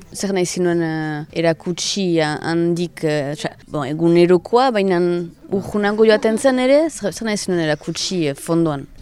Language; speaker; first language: Basque; native; Basque